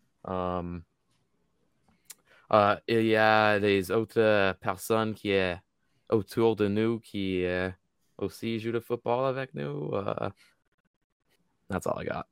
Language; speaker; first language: French; non-native, learner; English